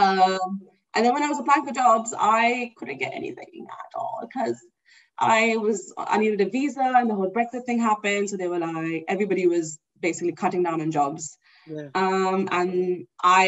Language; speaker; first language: English; non-native, local second language; Urdu